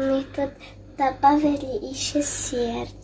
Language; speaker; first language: Russian; native; Russian